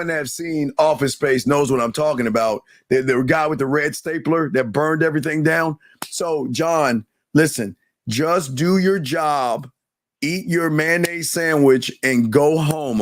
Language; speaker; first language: English; native; English